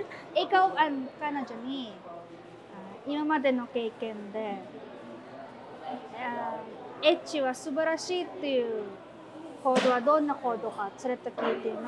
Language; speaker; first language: Japanese; non-native, fluent; Filipino